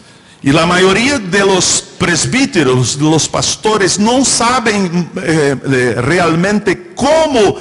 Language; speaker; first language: Spanish; non-native, fluent; Portuguese